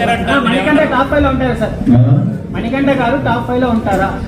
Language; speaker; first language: Telugu; native; Telugu